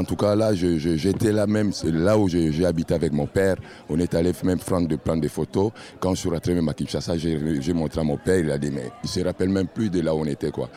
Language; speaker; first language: French; non-native, local second language; Lingala